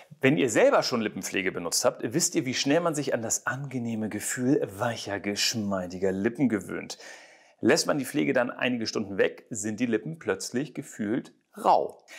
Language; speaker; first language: German; native; German